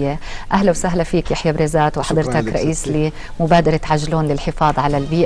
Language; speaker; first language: Arabic; native; Arabic